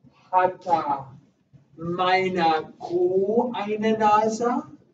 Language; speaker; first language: German; non-native, learner; English